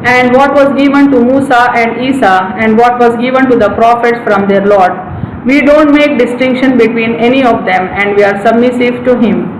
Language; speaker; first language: English; non-native, local second language; Urdu